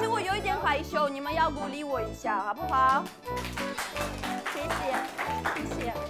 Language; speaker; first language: Chinese; non-native, fluent; Russian